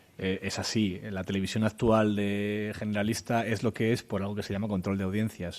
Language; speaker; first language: Spanish; native; Spanish